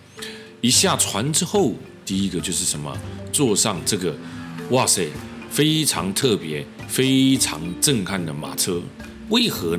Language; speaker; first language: Chinese; native; Chinese